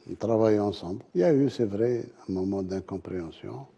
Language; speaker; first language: French; non-native, local second language; Arabic